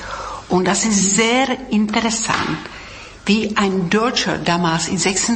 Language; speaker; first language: German; non-native, fluent; Czech